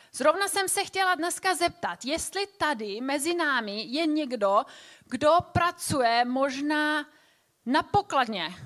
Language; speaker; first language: Czech; non-native, fluent; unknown